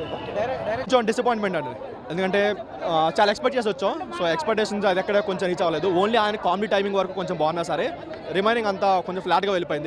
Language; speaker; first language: Telugu; native; Telugu